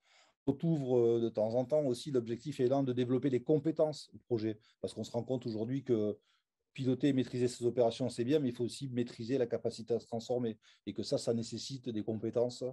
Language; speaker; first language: French; native; French